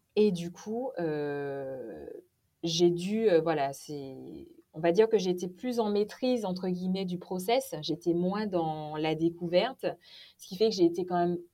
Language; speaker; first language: French; native; French